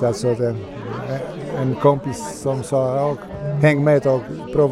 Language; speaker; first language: Swedish; non-native, fluent; Polish